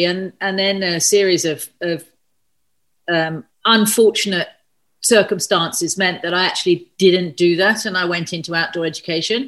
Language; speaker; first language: English; native; English